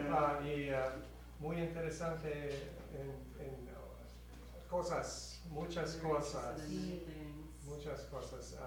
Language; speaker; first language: Spanish; non-native, learner; English